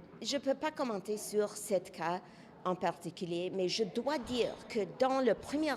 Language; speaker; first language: French; non-native, local second language; English